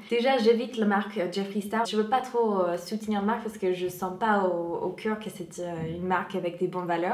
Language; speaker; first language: French; non-native, fluent; English